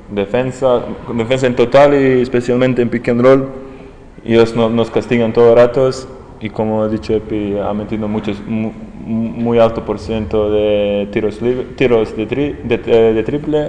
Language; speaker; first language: Spanish; non-native, learner; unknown